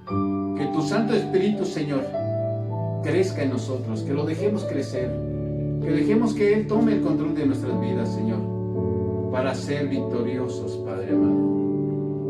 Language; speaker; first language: Spanish; native; Spanish